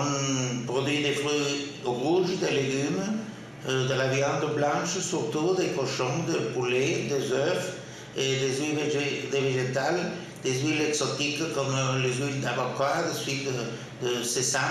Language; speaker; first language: French; non-native, fluent; Spanish